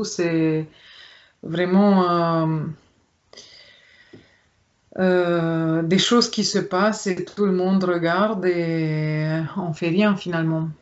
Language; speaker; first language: French; non-native, fluent; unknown